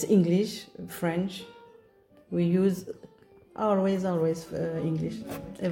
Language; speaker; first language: English; non-native, local second language; Morisyen